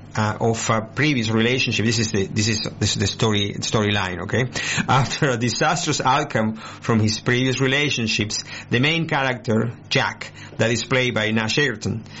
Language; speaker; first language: English; non-native, fluent; Spanish